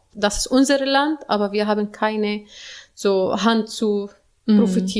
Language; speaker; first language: German; non-native, learner; Arabic